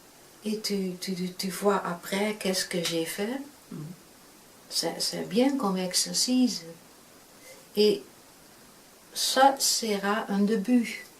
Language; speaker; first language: French; non-native, fluent; Dutch